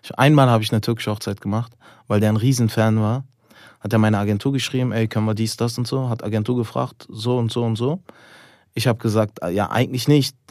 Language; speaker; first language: German; early bilingual, other home language; Turkish